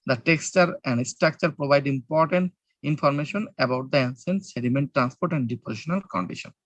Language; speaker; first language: English; non-native, local second language; Bangla